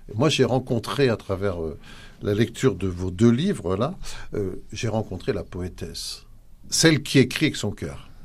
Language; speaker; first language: French; native; French